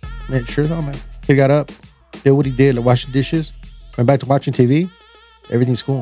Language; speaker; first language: English; early bilingual, other home language; Spanish